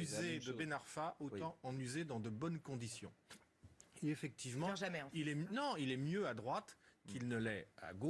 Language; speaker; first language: French; native; French